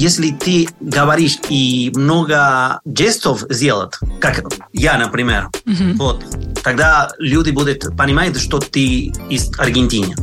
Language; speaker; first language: Russian; non-native, learner; Spanish